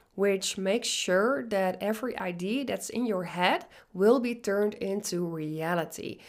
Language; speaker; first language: English; non-native, fluent; Dutch